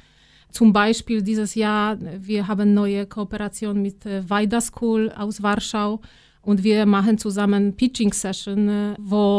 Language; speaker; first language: German; non-native, fluent; Polish